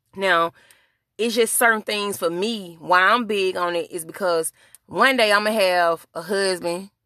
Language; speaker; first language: English; native; English